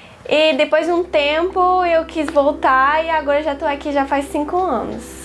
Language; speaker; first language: Portuguese; non-native, fluent; French